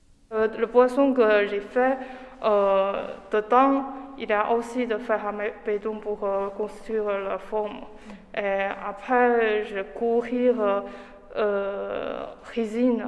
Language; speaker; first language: French; non-native, learner; Chinese